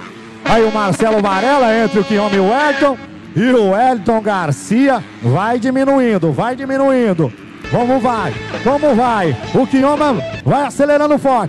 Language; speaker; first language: Portuguese; native; Portuguese